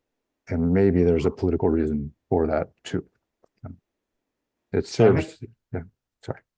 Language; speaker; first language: English; native; English